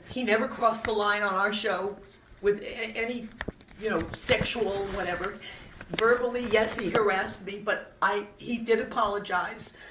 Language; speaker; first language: English; native; English